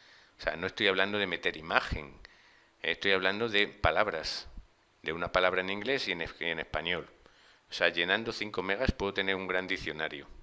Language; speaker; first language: Spanish; native; Spanish